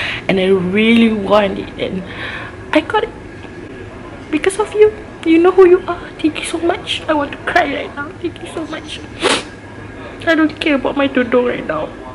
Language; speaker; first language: English; non-native, local second language; Malay